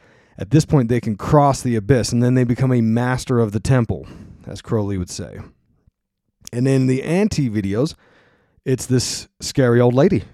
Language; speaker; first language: English; native; English